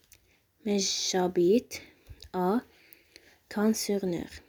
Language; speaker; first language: French; non-native, learner; Arabic